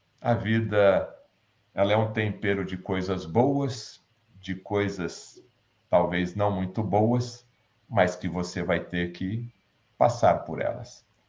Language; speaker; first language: Portuguese; native; Portuguese